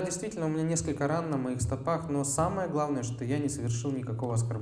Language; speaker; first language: Russian; native; Russian